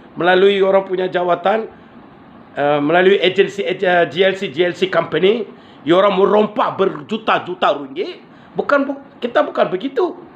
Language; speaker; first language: Malay; non-native, local second language; Tamil